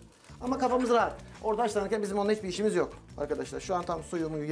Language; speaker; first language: Turkish; native; Turkish